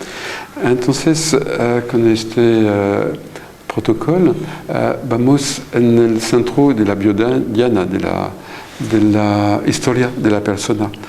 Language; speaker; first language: Spanish; non-native, fluent; French